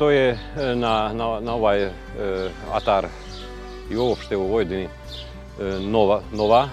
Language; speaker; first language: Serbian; non-native, local second language; Hungarian